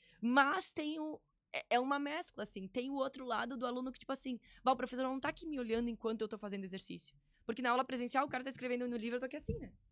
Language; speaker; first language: Portuguese; native; Portuguese